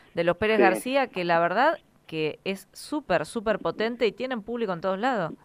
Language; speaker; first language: Spanish; native; Spanish